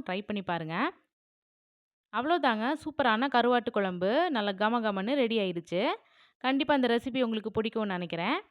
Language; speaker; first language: Tamil; native; Tamil